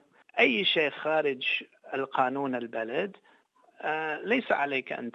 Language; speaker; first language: Arabic; non-native, fluent; English